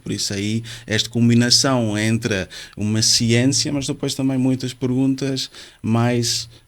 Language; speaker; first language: Portuguese; non-native, fluent; Dutch